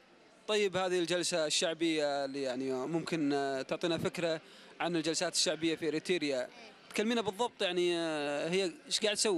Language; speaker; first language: Arabic; native; Arabic